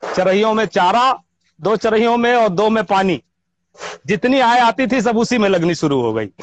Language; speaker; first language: Hindi; native; Hindi